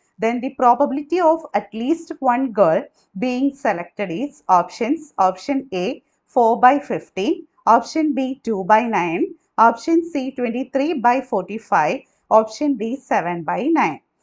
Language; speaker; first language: English; non-native, local second language; Malayalam